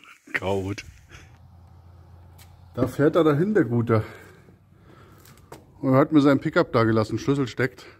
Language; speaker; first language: German; native; German